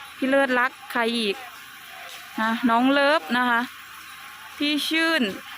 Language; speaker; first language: Thai; native; Thai